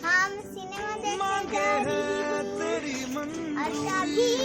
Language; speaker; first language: Hindi; non-native, local second language; Bangla